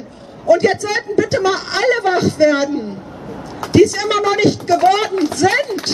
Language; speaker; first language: German; native; German